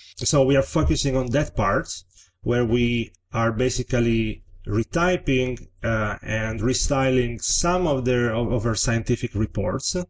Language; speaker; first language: English; non-native, fluent; Italian